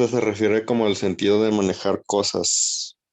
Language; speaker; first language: Spanish; native; Spanish